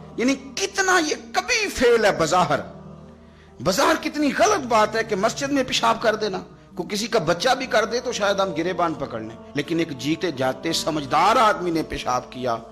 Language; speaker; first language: Urdu; non-native, local second language; Punjabi